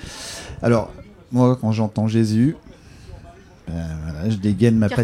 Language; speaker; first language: French; native; French